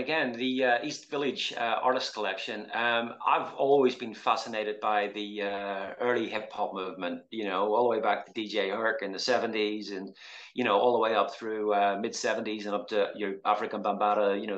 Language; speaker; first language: English; native; English